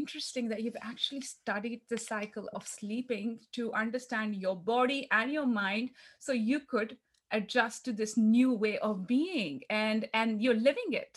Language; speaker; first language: English; non-native, local second language; Urdu